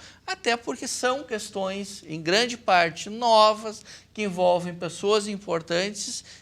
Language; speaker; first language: Portuguese; native; Portuguese